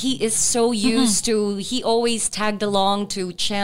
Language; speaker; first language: English; non-native, local second language; Filipino